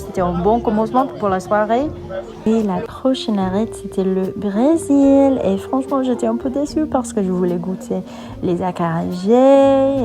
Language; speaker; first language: French; non-native, fluent; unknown